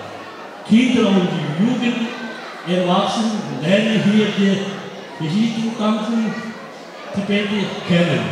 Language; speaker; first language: German; non-native, fluent; Tibetan